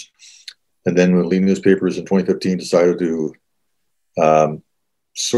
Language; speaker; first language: English; native; English